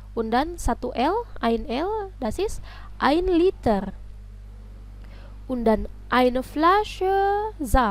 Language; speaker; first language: German; non-native, fluent; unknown